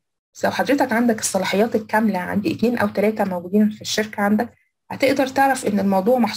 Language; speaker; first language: Arabic; native; Arabic